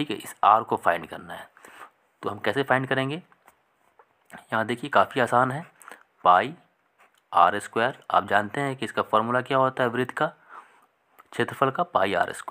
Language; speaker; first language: Hindi; native; Hindi